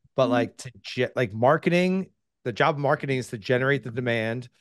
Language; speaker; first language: English; native; English